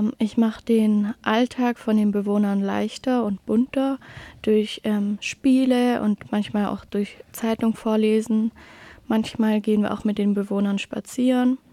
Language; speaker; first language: German; native; German